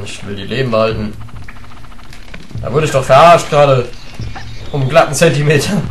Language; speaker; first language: German; native; German